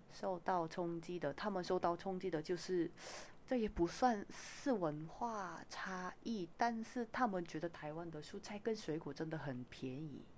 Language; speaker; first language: Chinese; non-native, fluent; Korean